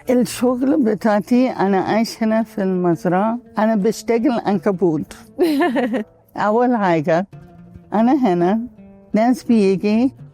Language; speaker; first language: Egyptian Arabic; non-native, learner; English